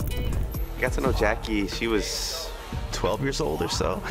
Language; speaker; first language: English; native; English